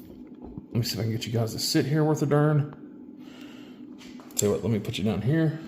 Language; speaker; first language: English; native; English